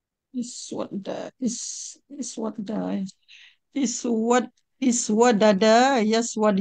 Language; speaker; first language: Arabic; non-native, learner; Indonesian